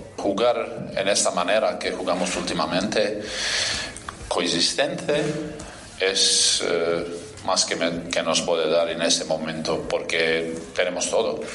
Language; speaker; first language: Spanish; non-native, fluent; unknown